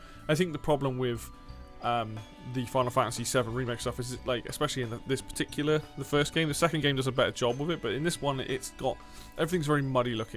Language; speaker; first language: English; native; English